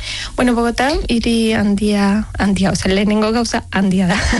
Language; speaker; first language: Basque; non-native, learner; Spanish